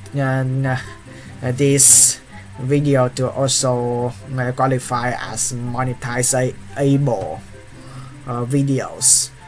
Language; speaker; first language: English; non-native, learner; Vietnamese